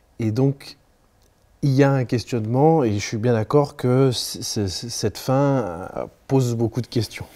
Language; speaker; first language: French; native; French